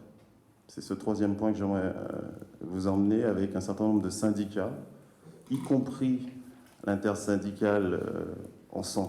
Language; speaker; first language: French; native; French